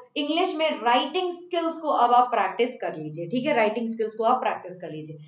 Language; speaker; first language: Hindi; non-native, local second language; Bangla